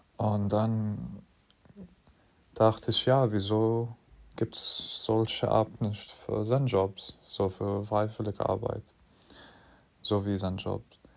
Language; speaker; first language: German; non-native, fluent; English